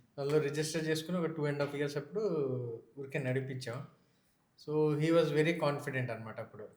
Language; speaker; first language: Telugu; native; Telugu